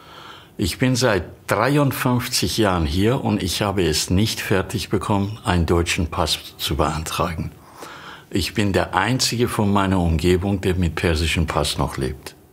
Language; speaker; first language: German; non-native, fluent; Persian